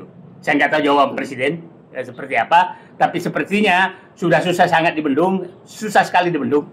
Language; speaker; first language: Indonesian; native; Indonesian